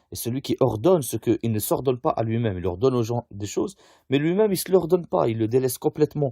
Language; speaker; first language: French; native; French